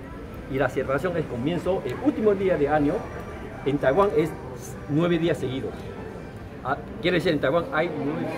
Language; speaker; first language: Spanish; non-native, fluent; Chinese